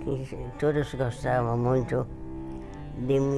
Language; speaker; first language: Portuguese; non-native, fluent; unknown